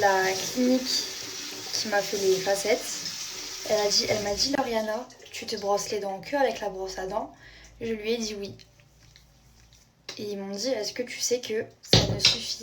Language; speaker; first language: French; native; French